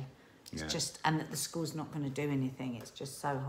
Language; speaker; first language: English; native; English